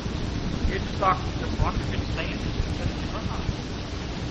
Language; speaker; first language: German; non-native, fluent; English